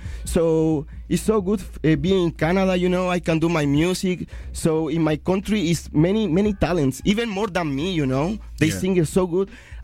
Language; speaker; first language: English; non-native, fluent; Spanish